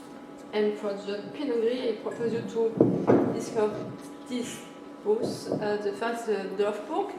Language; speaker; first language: English; non-native, learner; French